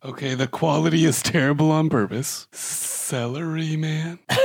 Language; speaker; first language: English; native; English